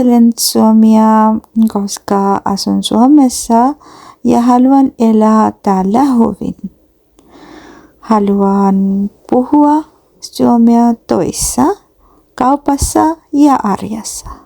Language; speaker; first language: Finnish; non-native, learner; Bangla